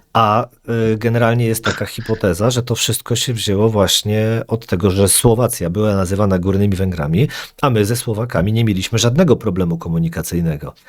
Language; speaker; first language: Polish; native; Polish